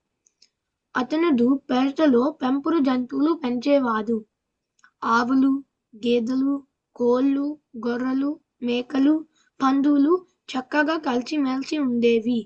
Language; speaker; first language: Telugu; early bilingual, heritage; Telugu